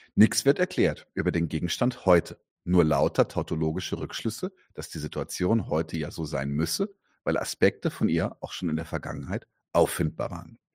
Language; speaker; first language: German; native; German